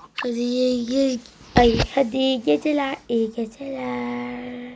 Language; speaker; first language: Turkish; native; Turkish